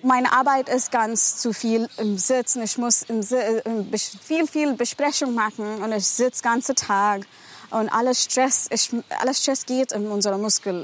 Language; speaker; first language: German; non-native, learner; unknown